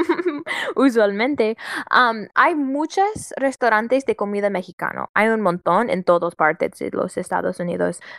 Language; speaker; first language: Spanish; non-native, learner; English